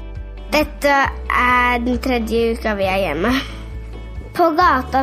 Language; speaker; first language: Norwegian; early bilingual, heritage; Norwegian